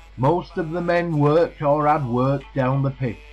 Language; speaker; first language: English; native; English